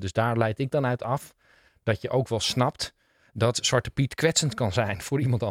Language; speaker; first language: Dutch; native; Dutch